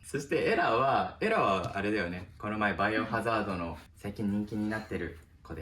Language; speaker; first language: Japanese; native; Japanese